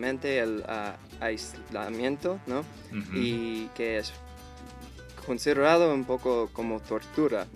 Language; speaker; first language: Spanish; non-native, fluent; English